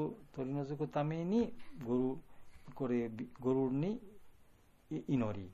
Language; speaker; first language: Japanese; non-native, fluent; Bangla